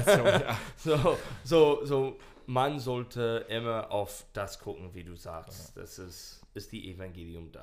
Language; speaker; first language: German; non-native, learner; English